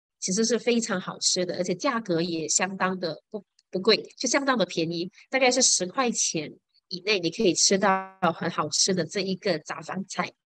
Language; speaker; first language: Chinese; native; Chinese